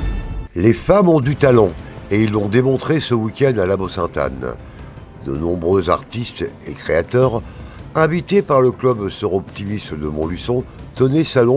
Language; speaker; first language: French; native; French